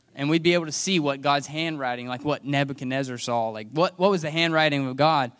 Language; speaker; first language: English; native; English